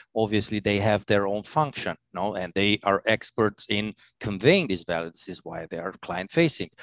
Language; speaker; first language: English; non-native, fluent; Romanian